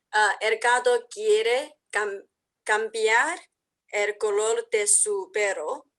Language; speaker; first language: Spanish; non-native, learner; English